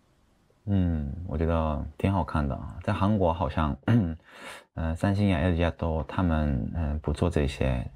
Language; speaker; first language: Chinese; non-native, fluent; Korean